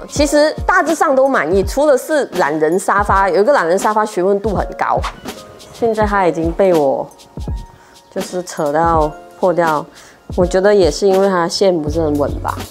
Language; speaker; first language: Chinese; native; Chinese